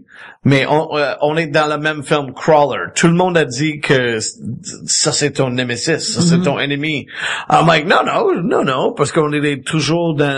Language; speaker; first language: French; non-native, fluent; English